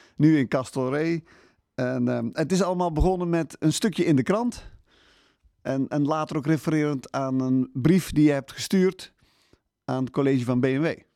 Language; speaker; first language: Dutch; native; Dutch